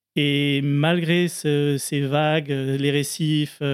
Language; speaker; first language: French; native; French